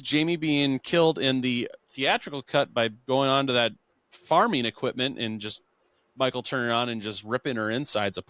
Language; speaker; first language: English; native; English